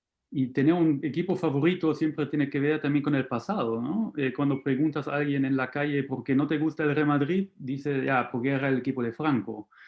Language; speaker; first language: Spanish; non-native, fluent; German